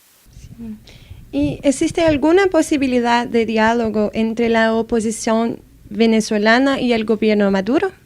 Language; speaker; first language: Spanish; non-native, fluent; Portuguese